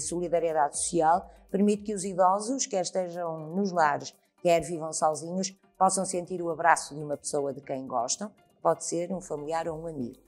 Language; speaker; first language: Portuguese; native; Portuguese